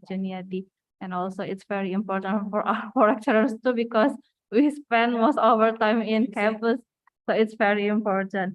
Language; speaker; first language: English; non-native, fluent; Indonesian